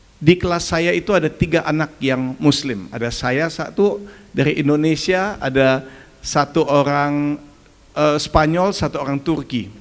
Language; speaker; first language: Indonesian; early bilingual, other home language; German